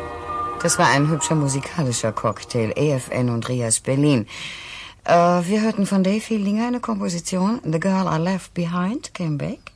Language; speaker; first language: German; native; German